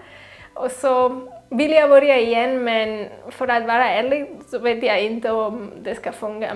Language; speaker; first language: Swedish; non-native, fluent; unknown